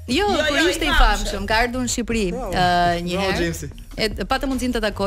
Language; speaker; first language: Albanian; native; Albanian